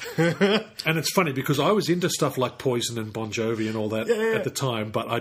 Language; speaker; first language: English; native; English